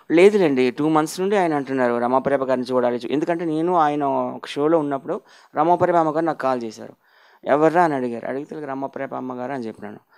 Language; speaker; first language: Telugu; native; Telugu